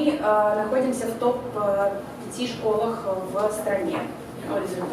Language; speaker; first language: Russian; native; Russian